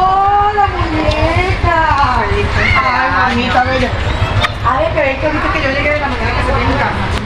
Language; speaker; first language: Spanish; native; Spanish